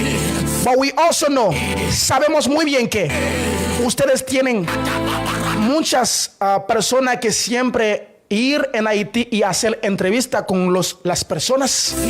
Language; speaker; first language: Spanish; non-native, learner; Haitian Creole